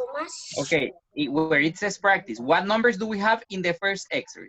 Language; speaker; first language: English; non-native, fluent; Spanish